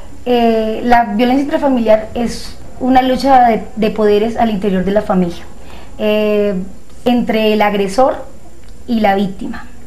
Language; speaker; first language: Spanish; native; Spanish